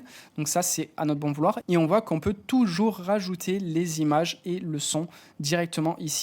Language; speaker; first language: French; native; French